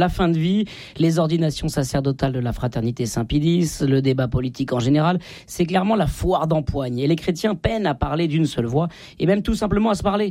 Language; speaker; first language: French; native; French